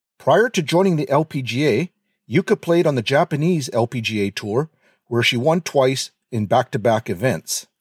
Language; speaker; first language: English; native; English